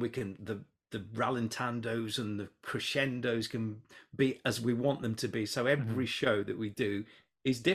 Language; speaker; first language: English; native; English